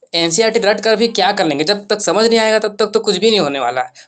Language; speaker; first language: Hindi; native; Hindi